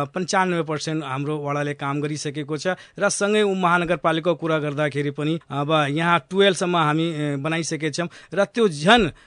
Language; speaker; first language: Nepali; non-native, local second language; Awadhi